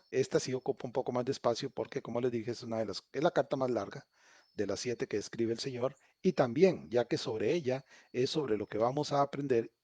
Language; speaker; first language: Spanish; native; Spanish